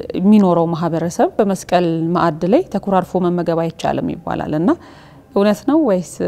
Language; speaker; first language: Amharic; native; Amharic